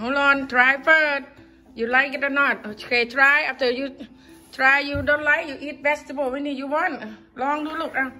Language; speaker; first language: English; non-native, learner; Thai